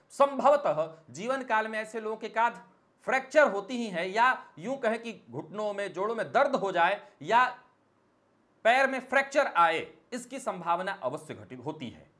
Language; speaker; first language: Hindi; native; Hindi